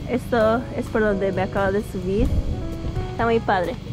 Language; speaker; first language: Spanish; early bilingual, heritage; Spanish